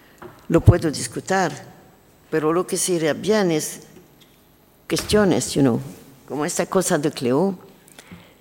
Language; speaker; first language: Spanish; non-native, learner; French